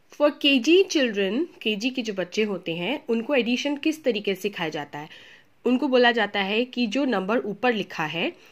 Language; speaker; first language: Hindi; native; Hindi